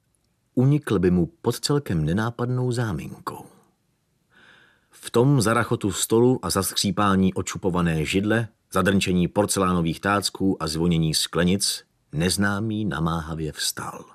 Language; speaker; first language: Czech; native; Czech